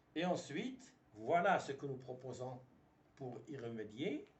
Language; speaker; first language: French; non-native, local second language; Arabic